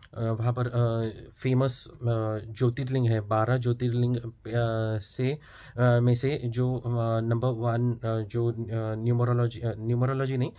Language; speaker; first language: Hindi; non-native, local second language; Marathi